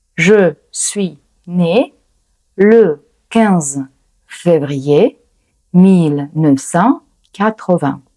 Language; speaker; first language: French; non-native, fluent; Ukrainian